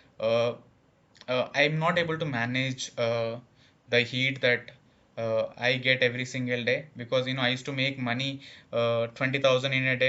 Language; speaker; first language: English; non-native, local second language; Telugu